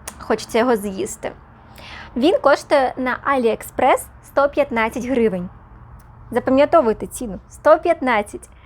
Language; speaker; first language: Ukrainian; non-native, local second language; Russian